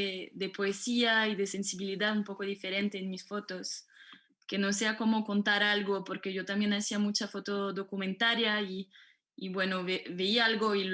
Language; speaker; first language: Spanish; non-native, fluent; French